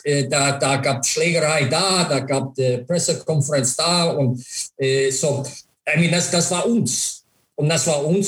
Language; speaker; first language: German; non-native, fluent; English